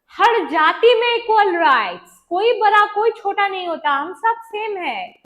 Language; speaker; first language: Hindi; non-native, local second language; Bangla